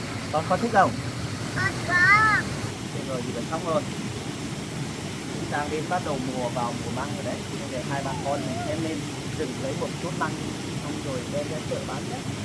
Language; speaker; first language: Vietnamese; native; Vietnamese